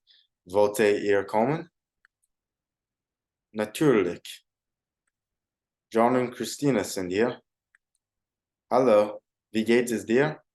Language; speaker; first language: German; non-native, learner; English